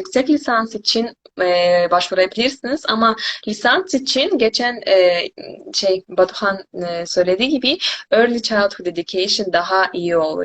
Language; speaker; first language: Turkish; non-native, fluent; Korean